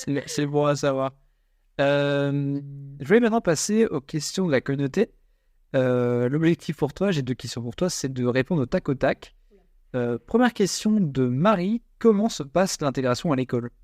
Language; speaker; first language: French; native; French